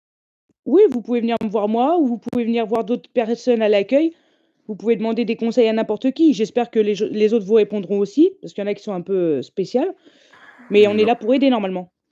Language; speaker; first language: French; native; French